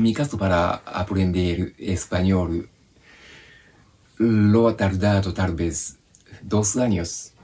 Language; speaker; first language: Spanish; non-native, learner; Japanese